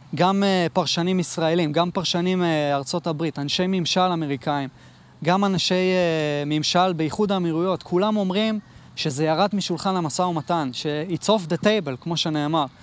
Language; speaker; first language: Hebrew; native; Hebrew